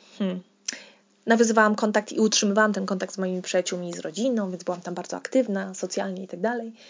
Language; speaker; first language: Polish; native; Polish